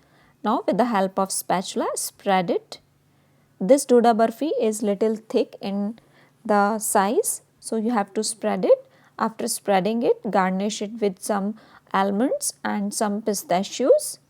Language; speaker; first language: English; non-native, local second language; Hindi